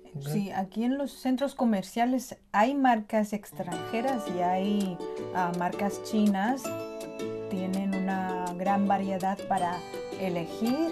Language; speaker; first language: Spanish; non-native, fluent; Chinese